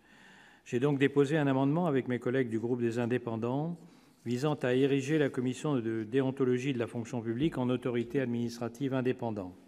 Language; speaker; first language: French; native; French